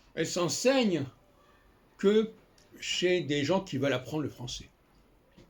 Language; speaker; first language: French; native; French